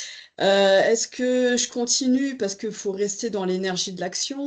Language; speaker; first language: French; native; French